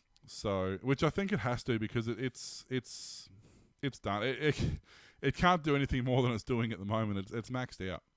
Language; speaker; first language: English; native; English